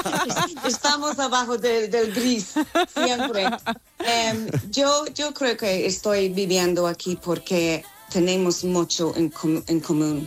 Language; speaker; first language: Spanish; non-native, fluent; English